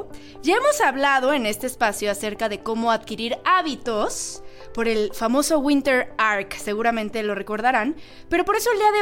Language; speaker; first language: Spanish; native; Spanish